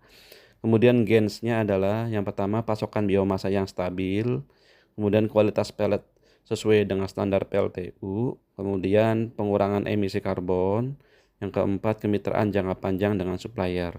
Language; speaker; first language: Indonesian; native; Indonesian